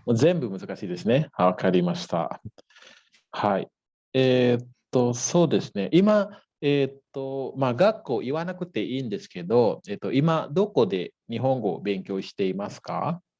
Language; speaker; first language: Japanese; non-native, fluent; Indonesian